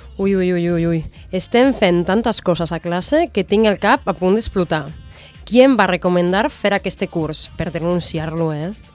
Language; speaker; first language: Catalan; non-native, learner; Spanish